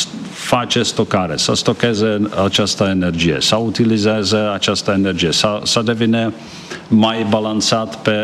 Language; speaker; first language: Romanian; non-native, fluent; Czech